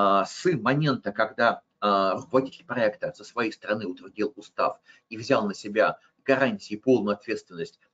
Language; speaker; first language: Russian; native; Russian